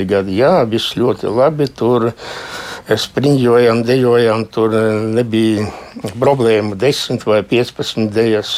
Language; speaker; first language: Latvian; native; Latvian